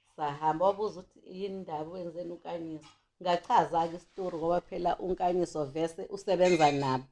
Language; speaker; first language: Zulu; native; Zulu